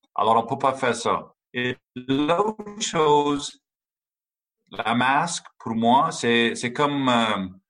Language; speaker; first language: French; non-native, fluent; English